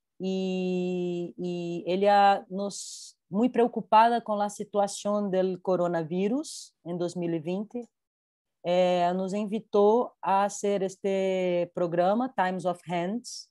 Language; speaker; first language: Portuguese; non-native, learner; Spanish